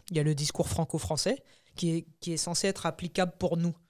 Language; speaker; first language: French; native; French